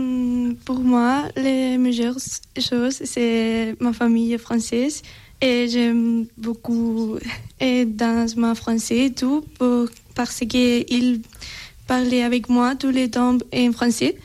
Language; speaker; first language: French; non-native, learner; Spanish